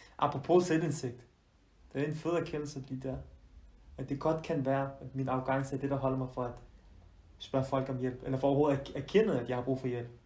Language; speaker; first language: Danish; early bilingual, other home language; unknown